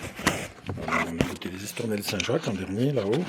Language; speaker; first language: French; native; French